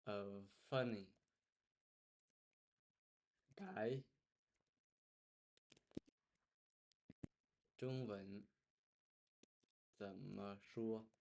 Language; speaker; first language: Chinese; non-native, learner; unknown